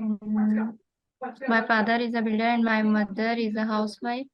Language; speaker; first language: English; non-native, learner; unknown